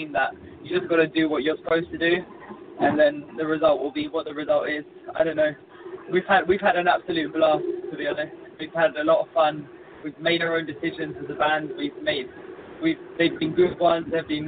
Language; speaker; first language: English; native; English